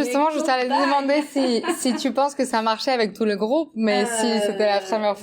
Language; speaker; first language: French; non-native, fluent; Spanish